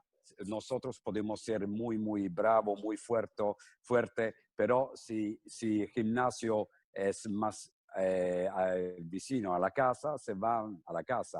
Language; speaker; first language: Spanish; non-native, fluent; Italian